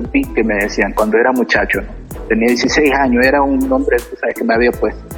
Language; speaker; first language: Spanish; native; Spanish